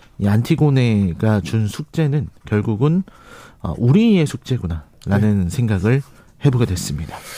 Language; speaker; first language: Korean; native; Korean